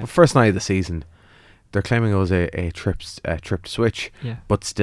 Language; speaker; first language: English; native; English